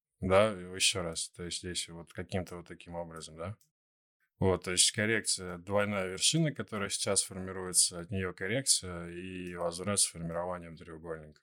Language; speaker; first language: Russian; native; Russian